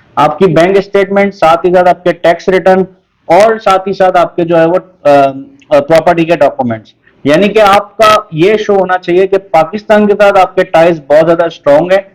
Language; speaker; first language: Urdu; native; Urdu